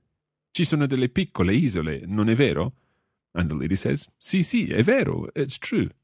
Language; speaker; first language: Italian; non-native, fluent; English